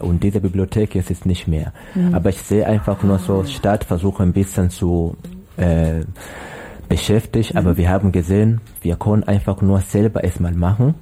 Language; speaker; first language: German; non-native, learner; Swahili